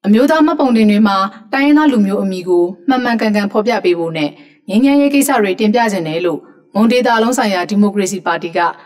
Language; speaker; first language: Burmese; native; Burmese